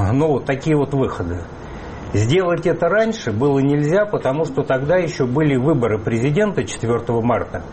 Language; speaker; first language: Russian; native; Russian